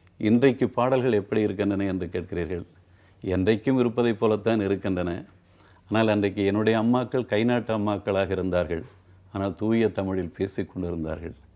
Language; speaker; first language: Tamil; native; Tamil